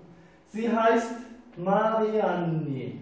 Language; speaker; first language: German; non-native, fluent; Turkish